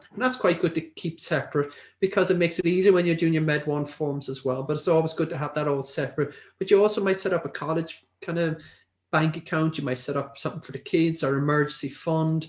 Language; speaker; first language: English; native; English